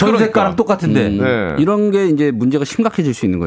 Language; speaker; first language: Korean; native; Korean